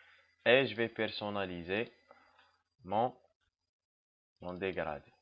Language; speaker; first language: French; non-native, local second language; Arabic